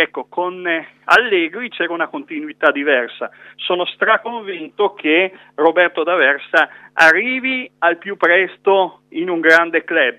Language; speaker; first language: Italian; native; Italian